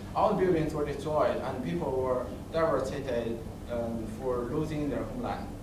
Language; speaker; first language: English; non-native, learner; Chinese